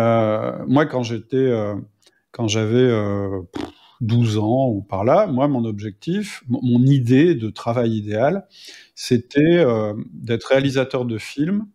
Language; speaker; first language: French; native; French